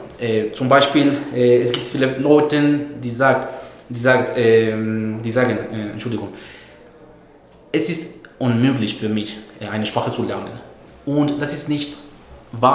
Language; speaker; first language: German; non-native, fluent; Spanish